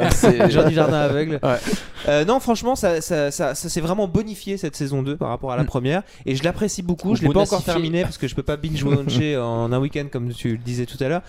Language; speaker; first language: French; native; French